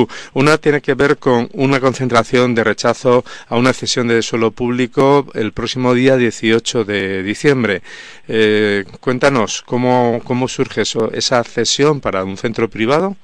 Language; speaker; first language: Spanish; native; Spanish